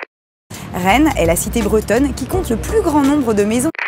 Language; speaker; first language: French; native; French